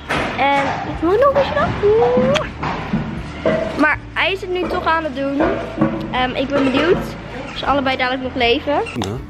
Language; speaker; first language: Dutch; native; Dutch